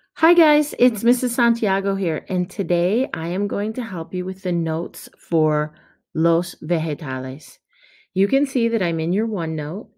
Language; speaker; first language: English; native; English